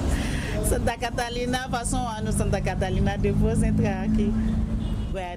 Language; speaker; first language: Portuguese; non-native, learner; Haitian Creole